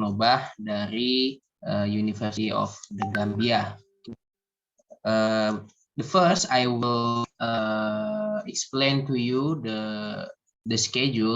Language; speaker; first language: English; non-native, learner; Indonesian